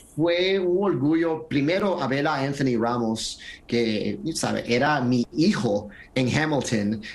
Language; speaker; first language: Spanish; early bilingual, heritage; Spanish